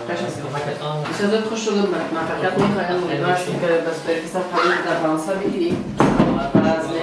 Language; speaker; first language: Persian; native; Persian